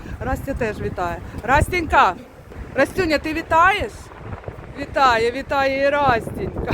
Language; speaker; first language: Ukrainian; non-native, local second language; Russian